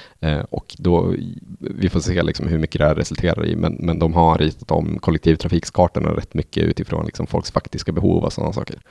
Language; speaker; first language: Swedish; native; Swedish